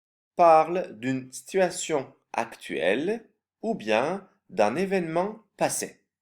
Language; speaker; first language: French; non-native, fluent; Turkish